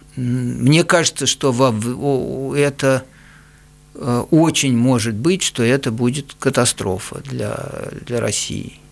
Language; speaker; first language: Russian; native; Russian